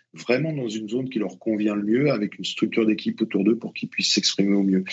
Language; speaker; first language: French; native; French